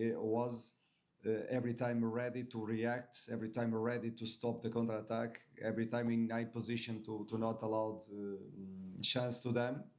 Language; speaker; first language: English; non-native, fluent; Portuguese